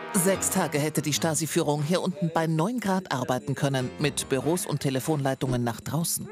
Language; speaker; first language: German; native; German